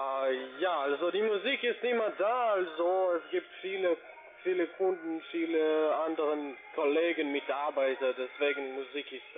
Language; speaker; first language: German; non-native, learner; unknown